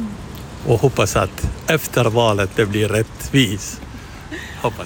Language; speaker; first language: Swedish; non-native, fluent; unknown